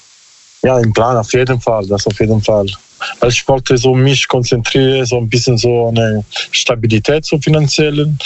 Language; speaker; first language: German; non-native, learner; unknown